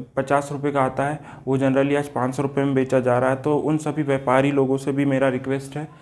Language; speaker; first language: Hindi; native; Hindi